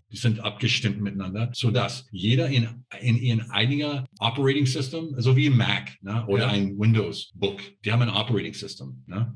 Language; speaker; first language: German; non-native, fluent; English